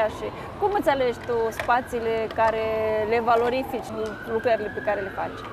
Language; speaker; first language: Romanian; native; Romanian